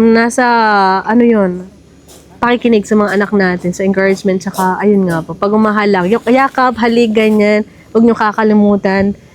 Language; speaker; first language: Filipino; native; Filipino